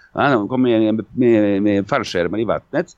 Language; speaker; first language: Swedish; non-native, fluent; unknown